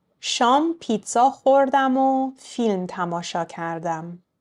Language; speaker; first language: Persian; early bilingual, heritage; Persian